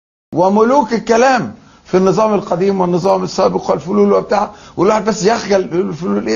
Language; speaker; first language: Arabic; native; Arabic